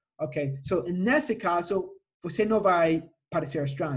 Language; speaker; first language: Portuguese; non-native, fluent; English